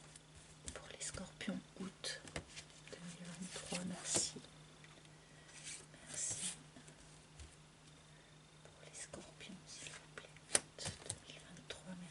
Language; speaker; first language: French; native; French